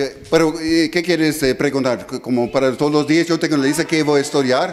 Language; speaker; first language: Spanish; non-native, fluent; English